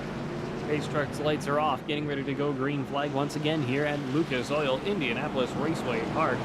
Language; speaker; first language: English; native; English